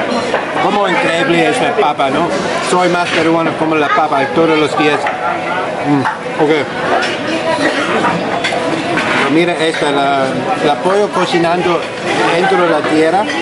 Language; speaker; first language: Spanish; non-native, learner; English